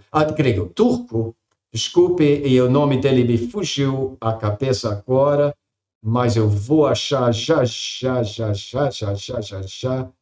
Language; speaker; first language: Portuguese; non-native, fluent; English